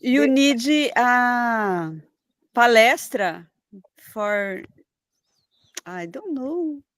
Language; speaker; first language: English; non-native, learner; Portuguese